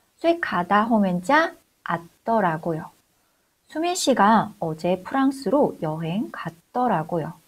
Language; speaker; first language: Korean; non-native, fluent; Chinese